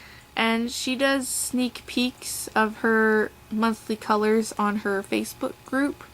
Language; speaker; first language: English; native; English